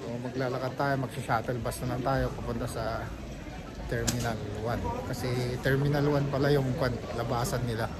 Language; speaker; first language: Filipino; native; Filipino